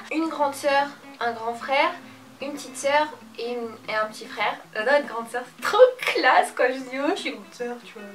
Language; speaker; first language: French; early bilingual, other home language; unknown